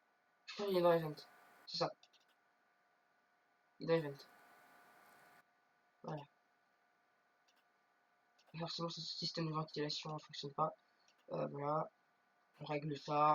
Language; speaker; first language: French; native; French